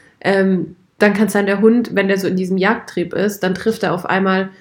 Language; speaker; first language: German; native; German